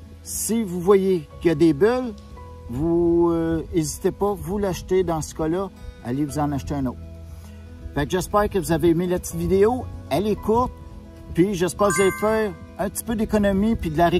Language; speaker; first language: French; native; French